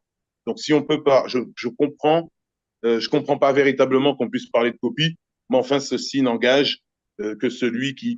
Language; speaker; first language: French; native; French